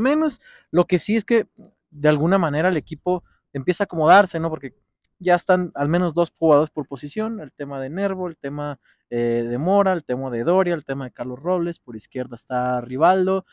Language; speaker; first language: Spanish; native; Spanish